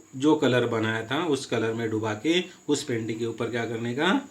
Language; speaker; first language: Hindi; non-native, local second language; Marathi